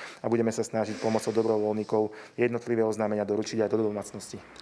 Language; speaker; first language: Slovak; native; Slovak